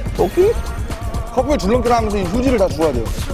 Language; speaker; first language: Korean; native; Korean